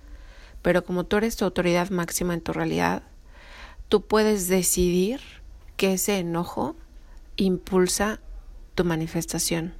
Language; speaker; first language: Spanish; native; Spanish